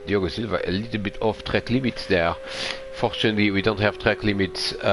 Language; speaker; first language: English; non-native, fluent; Portuguese